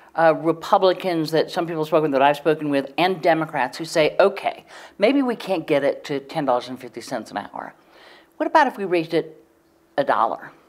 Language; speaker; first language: English; native; English